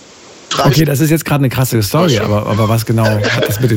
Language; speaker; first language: German; native; German